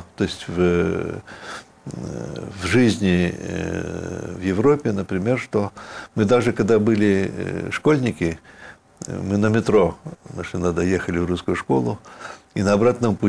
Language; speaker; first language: Russian; early bilingual, heritage; Russian